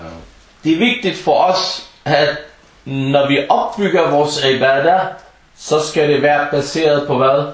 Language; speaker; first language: Danish; non-native, fluent; Arabic